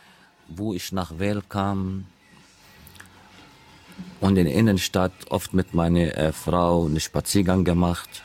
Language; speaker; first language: German; non-native, fluent; Arabic